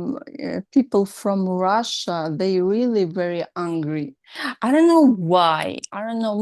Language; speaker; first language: English; non-native, learner; Russian